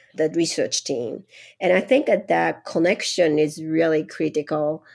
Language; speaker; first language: English; non-native, fluent; Japanese